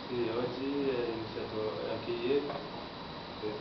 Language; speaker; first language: Italian; non-native, learner; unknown